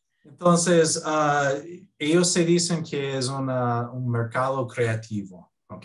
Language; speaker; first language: Spanish; non-native, fluent; English